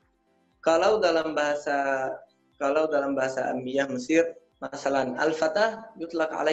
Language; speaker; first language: Indonesian; non-native, learner; Arabic